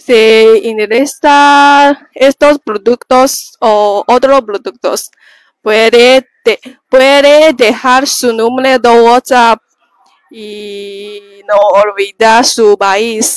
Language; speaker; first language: Spanish; non-native, learner; Chinese